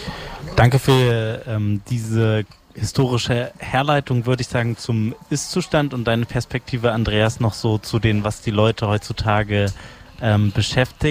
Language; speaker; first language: German; native; German